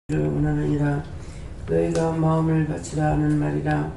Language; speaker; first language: Korean; native; Korean